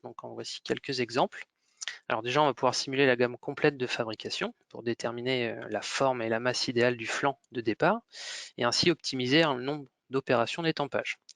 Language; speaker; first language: French; native; French